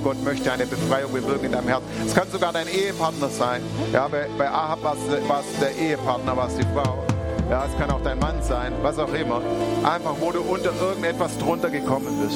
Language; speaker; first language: German; native; German